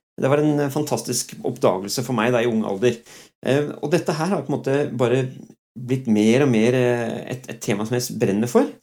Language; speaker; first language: Norwegian; early bilingual, other home language; Dutch